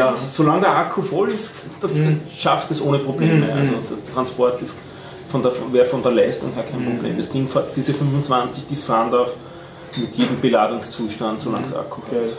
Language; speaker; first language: German; native; German